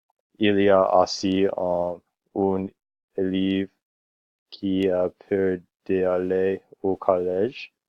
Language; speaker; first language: French; non-native, learner; English